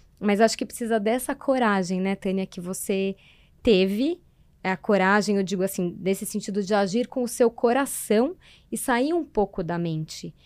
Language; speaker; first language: Portuguese; native; Portuguese